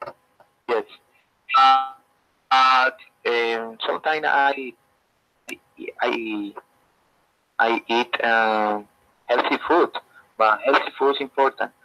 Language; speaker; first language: English; non-native, learner; Spanish